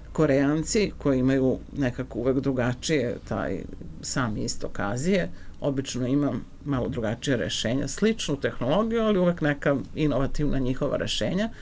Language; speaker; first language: Serbian; native; Serbian